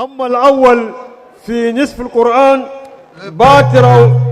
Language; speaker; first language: Arabic; non-native, fluent; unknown